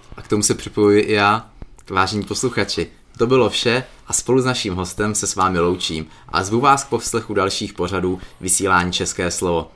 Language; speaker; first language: Czech; native; Czech